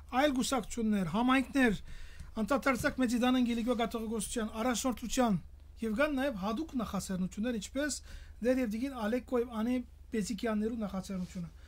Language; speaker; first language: Armenian; early bilingual, heritage; Armenian